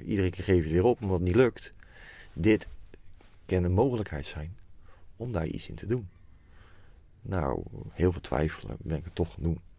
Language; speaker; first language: Dutch; native; Dutch